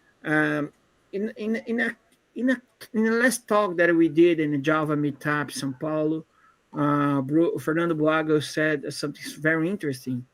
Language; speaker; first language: English; non-native, fluent; Portuguese